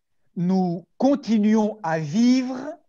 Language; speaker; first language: French; native; French